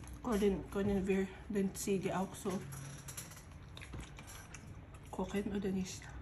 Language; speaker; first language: German; non-native, fluent; Filipino